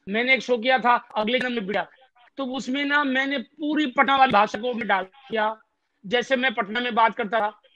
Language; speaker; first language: Hindi; native; Hindi